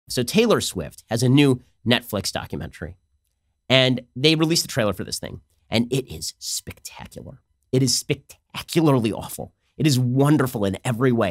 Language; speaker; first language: English; native; English